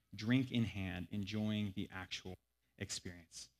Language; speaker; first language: English; native; English